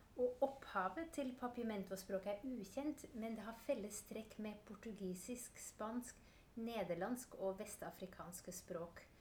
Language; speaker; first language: Norwegian; non-native, fluent; Dutch